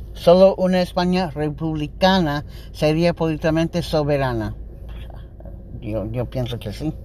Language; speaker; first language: Spanish; non-native, learner; English